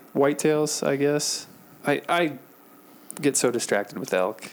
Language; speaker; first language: English; native; English